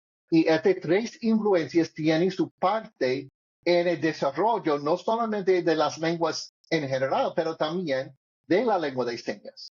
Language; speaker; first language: Spanish; non-native, learner; English